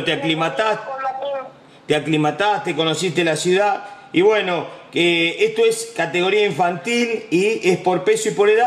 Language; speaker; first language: Spanish; native; Spanish